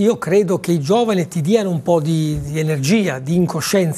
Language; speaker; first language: Italian; native; Italian